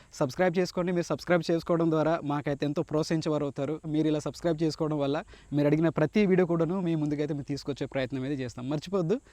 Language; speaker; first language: Telugu; native; Telugu